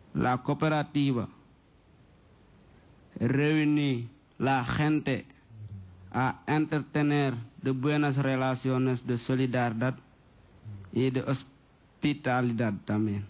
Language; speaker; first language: Spanish; non-native, learner; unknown